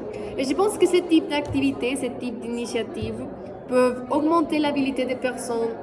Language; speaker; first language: French; non-native, fluent; Spanish